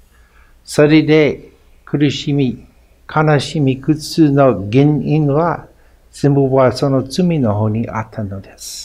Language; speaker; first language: Japanese; non-native, fluent; English